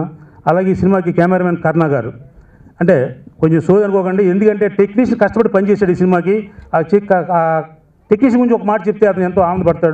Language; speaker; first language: Telugu; native; Telugu